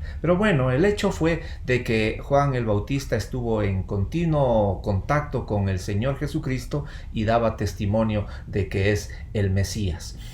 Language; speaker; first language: Spanish; native; Spanish